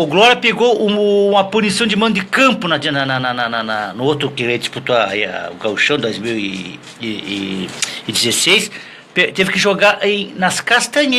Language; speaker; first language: Portuguese; native; Portuguese